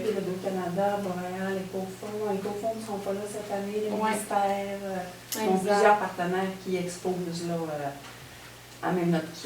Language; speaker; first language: French; native; French